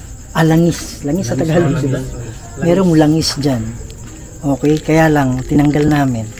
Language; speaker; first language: Filipino; non-native, local second language; Cebuano